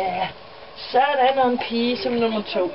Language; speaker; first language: Danish; native; Danish